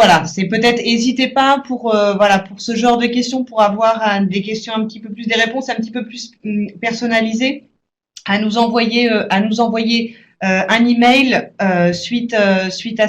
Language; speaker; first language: French; native; French